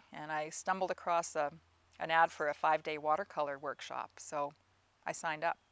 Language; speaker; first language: English; native; English